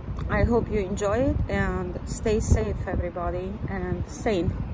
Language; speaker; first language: English; non-native, fluent; Romanian